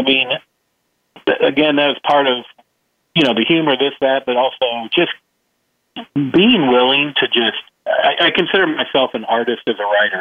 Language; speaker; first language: English; native; English